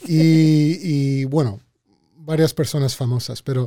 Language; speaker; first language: Spanish; early bilingual, heritage; Spanish